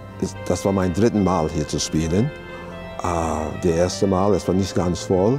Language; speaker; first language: German; non-native, fluent; English